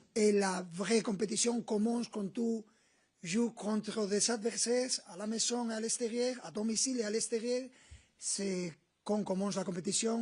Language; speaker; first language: French; non-native, learner; Spanish